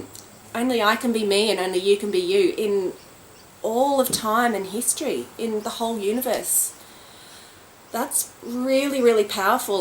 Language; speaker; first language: English; native; English